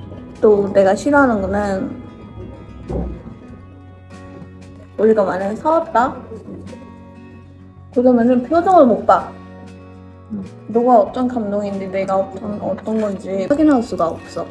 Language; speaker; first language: Korean; non-native, fluent; Nepali